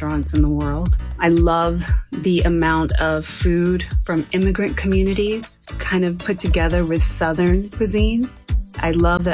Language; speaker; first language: English; non-native, fluent; Spanish